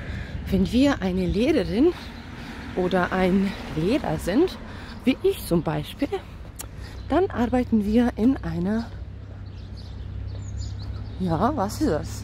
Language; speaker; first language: German; non-native, fluent; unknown